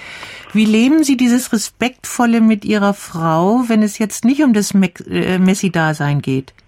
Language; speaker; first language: German; native; German